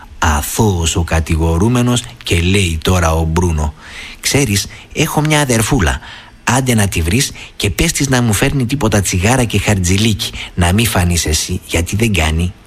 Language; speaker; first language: Greek; native; Greek